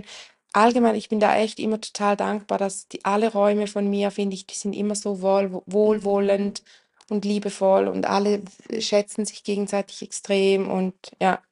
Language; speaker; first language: German; native; German